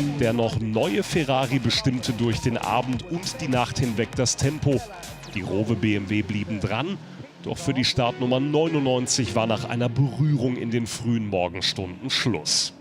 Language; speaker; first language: German; native; German